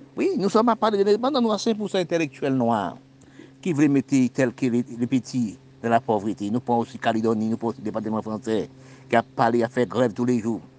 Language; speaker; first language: French; non-native, local second language; Haitian Creole